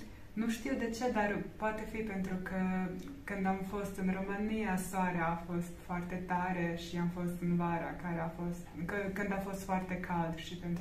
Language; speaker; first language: Romanian; non-native, learner; Croatian